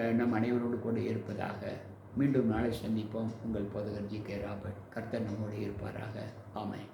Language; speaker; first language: Tamil; native; Tamil